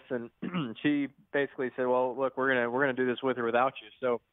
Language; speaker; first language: English; native; English